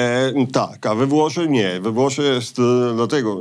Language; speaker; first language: Polish; non-native, fluent; Italian